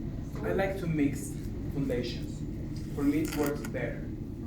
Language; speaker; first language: English; non-native, learner; Spanish